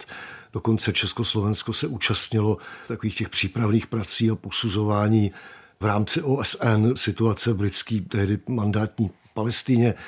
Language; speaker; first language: Czech; native; Czech